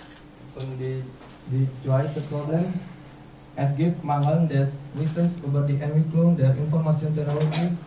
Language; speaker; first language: German; non-native, learner; Indonesian